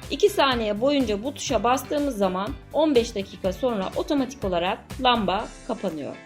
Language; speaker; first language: Turkish; native; Turkish